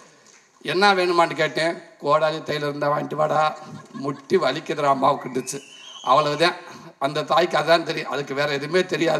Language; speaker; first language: Tamil; native; Tamil